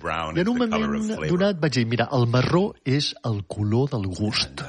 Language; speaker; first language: Catalan; non-native, fluent; English